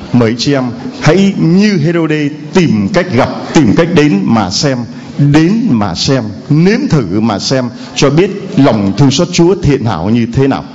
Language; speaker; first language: Vietnamese; native; Vietnamese